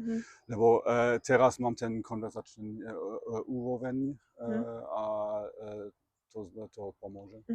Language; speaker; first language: Slovak; non-native, learner; German